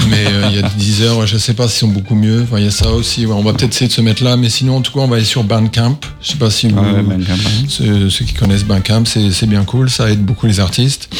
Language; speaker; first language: French; native; French